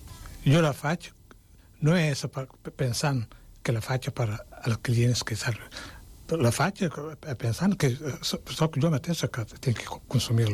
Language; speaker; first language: Catalan; non-native, fluent; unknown